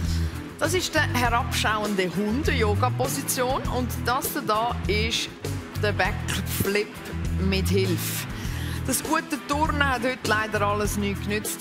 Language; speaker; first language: German; native; German